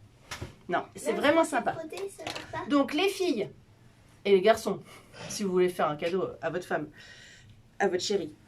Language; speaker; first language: French; native; French